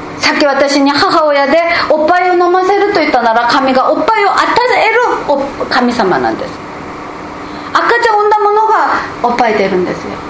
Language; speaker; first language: Japanese; non-native, fluent; Korean